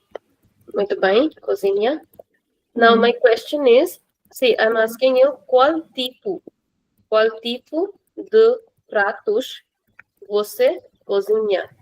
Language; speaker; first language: Portuguese; non-native, fluent; Hindi